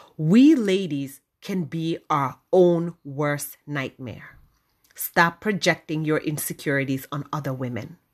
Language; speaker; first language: English; non-native, local second language; Wolof